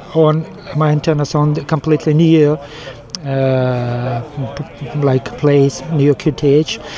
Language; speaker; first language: English; non-native, fluent; Ukrainian